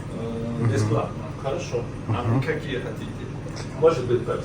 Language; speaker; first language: Russian; non-native, learner; Uzbek